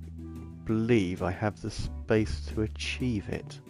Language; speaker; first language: English; native; English